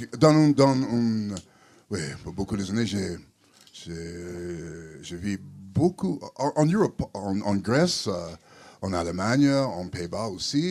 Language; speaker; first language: French; non-native, learner; English